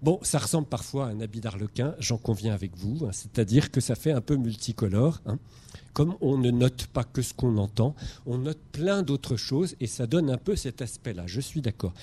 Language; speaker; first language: French; native; French